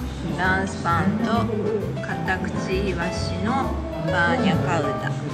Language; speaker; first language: Japanese; native; Japanese